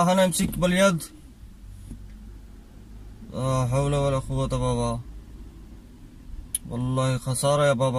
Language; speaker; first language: Arabic; non-native, learner; Urdu